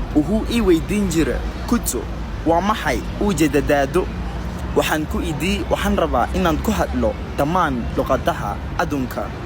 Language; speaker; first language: Somali; non-native, fluent; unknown